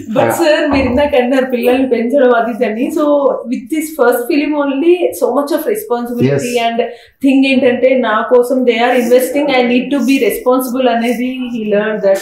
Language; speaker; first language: Telugu; native; Telugu